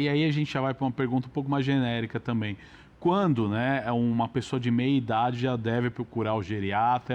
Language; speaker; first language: Portuguese; native; Portuguese